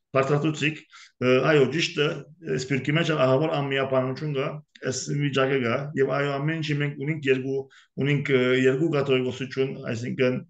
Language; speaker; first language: Armenian; early bilingual, heritage; Armenian